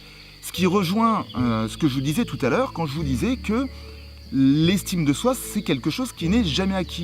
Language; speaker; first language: French; native; French